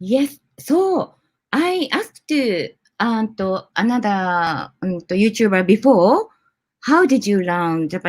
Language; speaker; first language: English; non-native, learner; Japanese